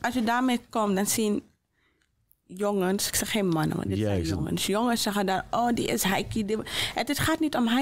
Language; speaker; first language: Dutch; native; Dutch